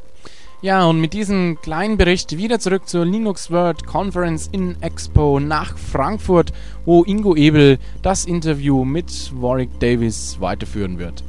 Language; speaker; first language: German; native; German